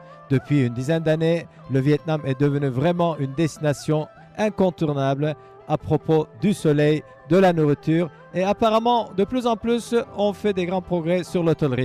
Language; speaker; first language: French; native; French